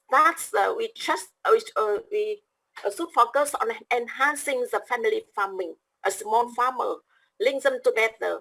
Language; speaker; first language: English; non-native, learner; Vietnamese